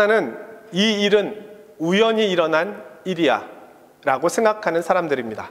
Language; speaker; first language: Korean; native; Korean